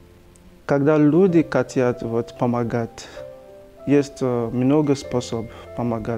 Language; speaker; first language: Russian; non-native, learner; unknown